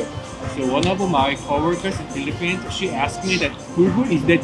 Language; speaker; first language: English; non-native, fluent; Korean